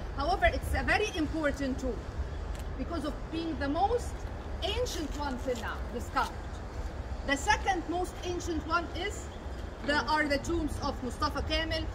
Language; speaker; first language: English; non-native, fluent; Arabic